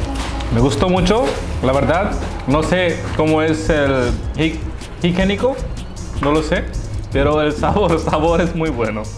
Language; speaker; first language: Spanish; non-native, fluent; Hindi